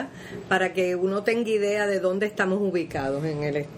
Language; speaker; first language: Spanish; native; Spanish